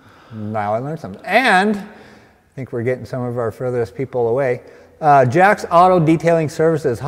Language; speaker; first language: English; native; English